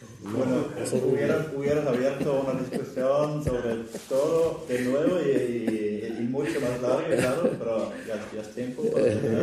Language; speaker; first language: Spanish; non-native, fluent; German